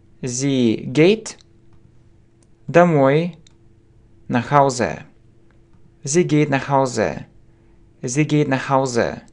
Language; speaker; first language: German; non-native, fluent; Russian